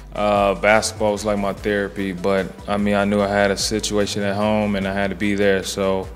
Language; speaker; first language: English; native; English